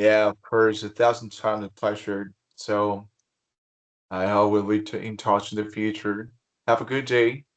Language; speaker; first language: English; non-native, fluent; Spanish